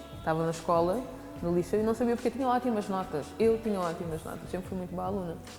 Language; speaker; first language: Portuguese; native; Portuguese